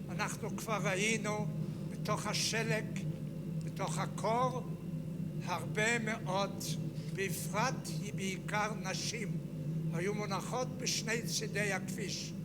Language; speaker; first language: Hebrew; non-native, fluent; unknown